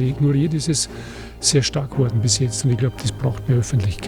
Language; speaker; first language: German; native; German